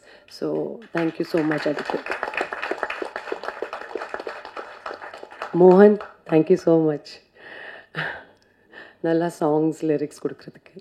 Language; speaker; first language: Tamil; non-native, fluent; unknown